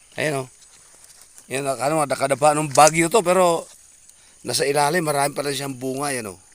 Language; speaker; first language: Filipino; non-native, local second language; Cebuano